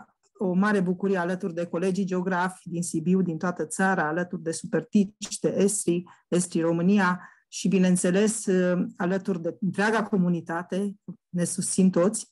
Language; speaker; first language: Romanian; native; Romanian